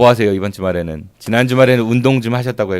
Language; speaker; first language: Korean; native; Korean